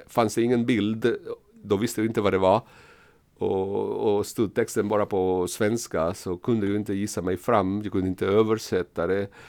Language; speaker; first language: Swedish; non-native, fluent; Spanish